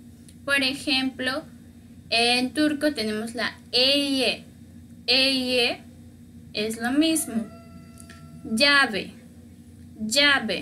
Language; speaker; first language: Spanish; native; Spanish